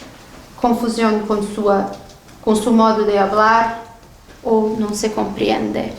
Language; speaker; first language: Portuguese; non-native, learner; Spanish